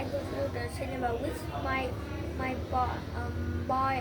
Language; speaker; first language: English; non-native, learner; Vietnamese